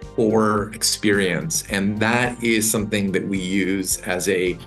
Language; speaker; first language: English; native; English